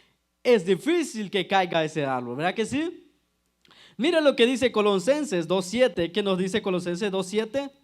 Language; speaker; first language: Spanish; native; Spanish